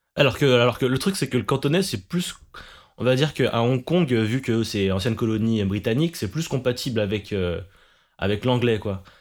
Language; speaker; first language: French; early bilingual, other home language; Cantonese